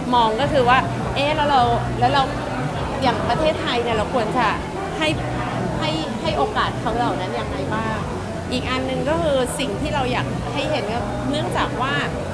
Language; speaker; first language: Thai; native; Thai